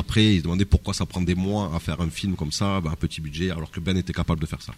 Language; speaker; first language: French; native; French